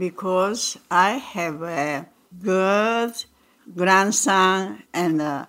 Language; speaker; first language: English; non-native, learner; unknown